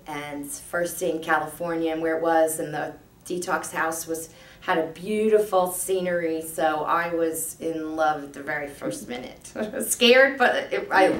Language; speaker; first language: English; native; English